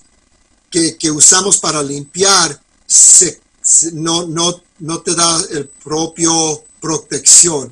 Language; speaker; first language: Spanish; non-native, fluent; English